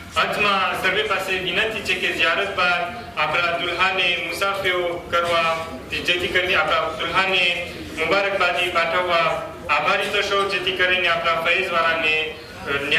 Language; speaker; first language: Gujarati; early bilingual, heritage; Gujarati